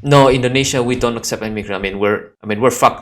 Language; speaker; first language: English; non-native, fluent; Indonesian